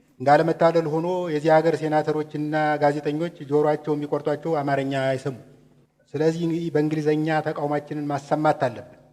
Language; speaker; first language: Amharic; native; Amharic